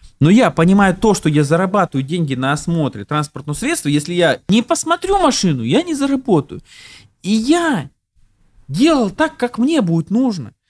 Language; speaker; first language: Russian; native; Russian